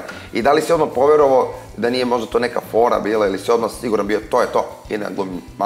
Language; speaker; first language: Serbian; native; Serbian